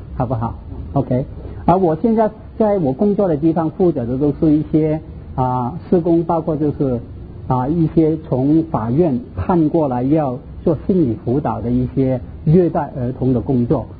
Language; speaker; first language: Chinese; non-native, local second language; Cantonese